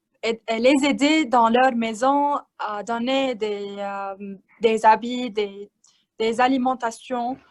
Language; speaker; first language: French; non-native, learner; Arabic